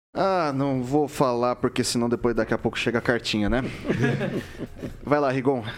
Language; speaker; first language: Portuguese; native; Portuguese